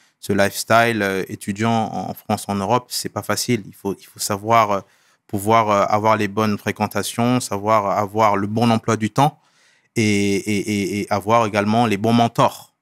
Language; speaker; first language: French; non-native, local second language; Wolof